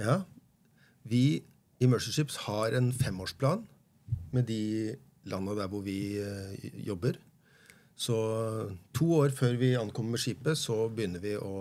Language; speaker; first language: Norwegian; native; Norwegian